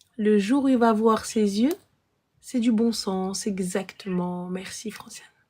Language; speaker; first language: French; early bilingual, other home language; Arabic